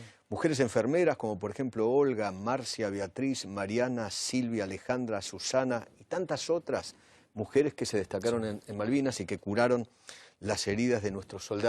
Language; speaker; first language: Spanish; native; Spanish